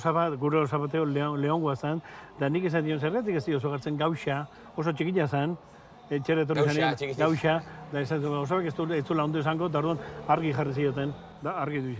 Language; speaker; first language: Basque; native; Basque